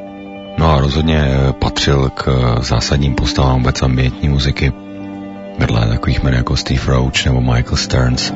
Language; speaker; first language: Czech; native; Czech